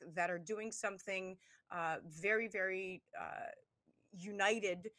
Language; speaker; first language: English; native; English